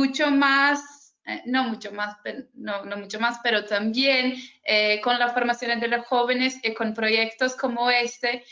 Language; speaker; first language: Spanish; non-native, fluent; Portuguese